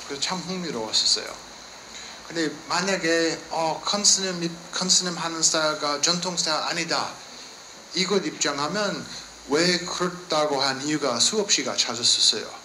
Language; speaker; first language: Korean; non-native, learner; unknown